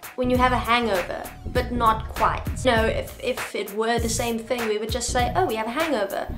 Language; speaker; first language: English; non-native, local second language; Afrikaans